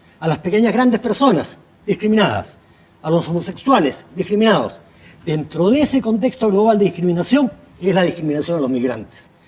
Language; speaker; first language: Spanish; native; Spanish